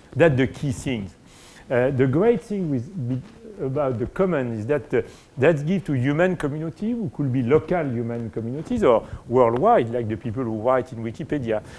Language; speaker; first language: English; non-native, fluent; French